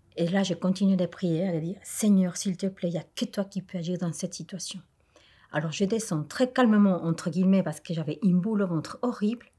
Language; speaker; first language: French; non-native, fluent; Spanish